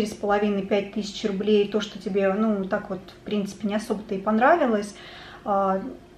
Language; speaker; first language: Russian; native; Russian